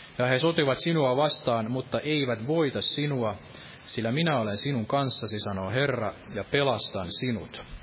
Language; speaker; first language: Finnish; native; Finnish